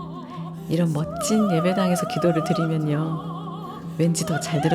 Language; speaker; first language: Korean; native; Korean